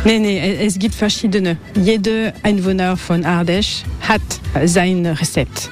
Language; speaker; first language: German; non-native, learner; French